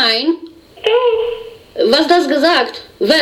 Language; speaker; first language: German; non-native, learner; Polish